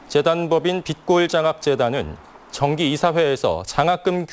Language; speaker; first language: Korean; native; Korean